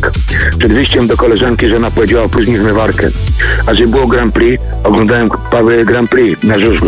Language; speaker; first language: Polish; native; Polish